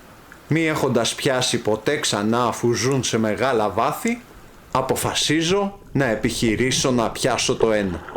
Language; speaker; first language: Greek; native; Greek